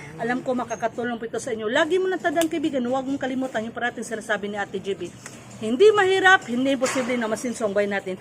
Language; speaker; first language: Filipino; non-native, local second language; Cebuano